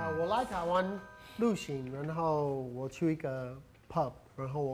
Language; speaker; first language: Chinese; non-native, fluent; English